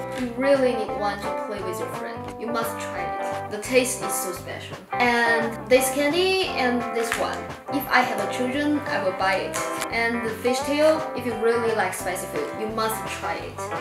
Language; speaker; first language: English; non-native, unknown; Chinese